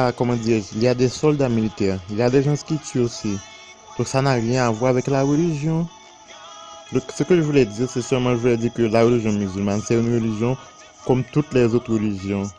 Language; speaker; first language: French; non-native, local second language; Haitian Creole